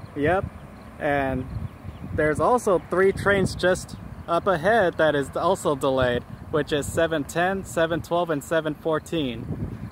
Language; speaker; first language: English; native; English